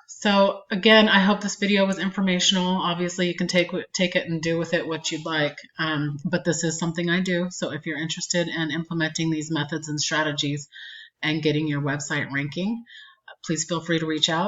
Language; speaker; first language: English; native; English